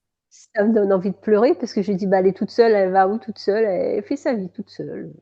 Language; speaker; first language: French; native; French